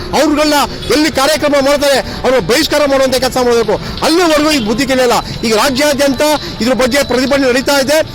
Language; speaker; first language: Kannada; native; Kannada